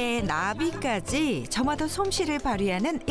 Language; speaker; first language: Korean; native; Korean